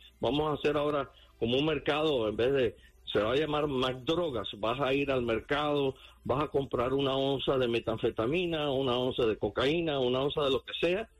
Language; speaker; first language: Spanish; early bilingual, heritage; Spanish